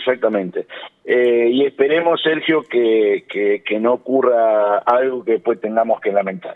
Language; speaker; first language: Spanish; native; Spanish